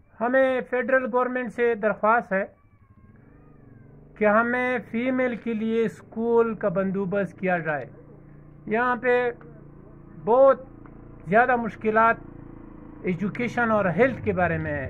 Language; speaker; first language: Urdu; non-native, local second language; Pashto